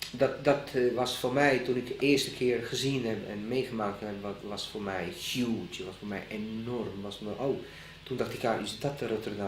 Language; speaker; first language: Dutch; non-native, fluent; Bosnian